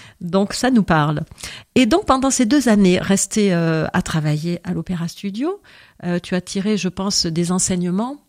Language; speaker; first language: French; native; French